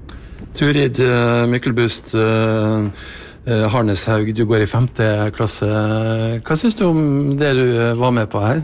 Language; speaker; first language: Norwegian; native; Norwegian